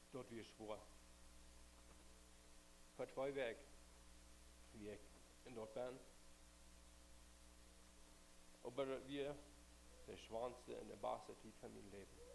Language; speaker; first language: German; non-native, learner; Plautdietsch